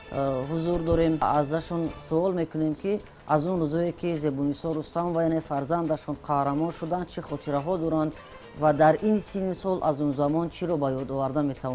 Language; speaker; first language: Persian; native; Persian